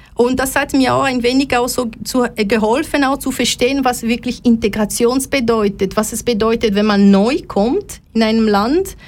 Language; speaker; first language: German; non-native, fluent; Lingala